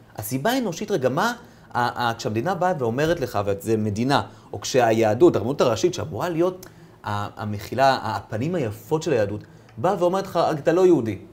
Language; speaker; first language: Hebrew; early bilingual, other home language; Russian